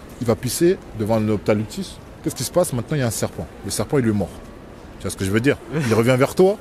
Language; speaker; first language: French; native; French